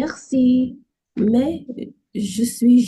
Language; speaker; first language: French; non-native, learner; English